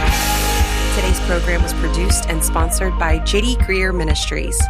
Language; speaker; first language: English; native; English